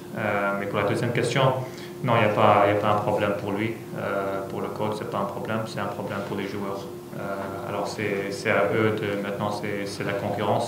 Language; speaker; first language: French; non-native, fluent; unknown